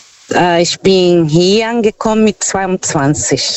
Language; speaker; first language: German; non-native, fluent; Portuguese